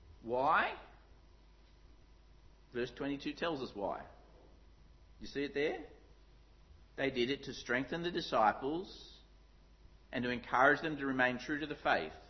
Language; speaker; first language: English; native; English